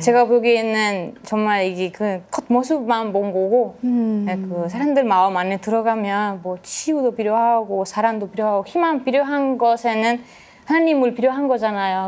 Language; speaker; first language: Korean; non-native, fluent; Spanish